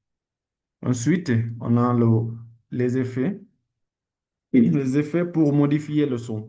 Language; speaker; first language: French; non-native, learner; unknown